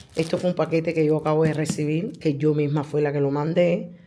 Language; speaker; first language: Spanish; native; Spanish